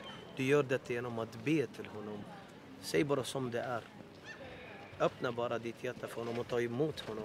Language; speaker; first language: Swedish; non-native, fluent; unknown